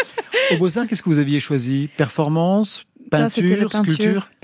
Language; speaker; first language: French; native; French